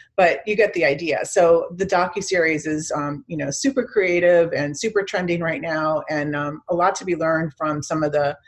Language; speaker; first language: English; native; English